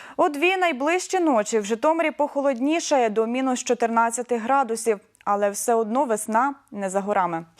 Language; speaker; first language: Ukrainian; native; Ukrainian